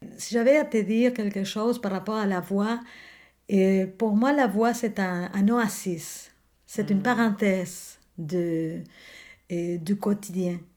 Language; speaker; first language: French; non-native, fluent; Spanish